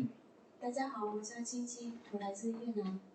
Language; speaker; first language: Chinese; non-native, learner; Vietnamese